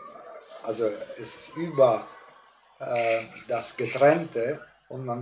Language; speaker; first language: German; non-native, fluent; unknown